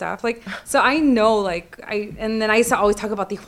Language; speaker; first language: English; native; English